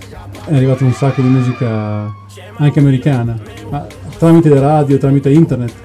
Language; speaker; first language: Italian; native; Italian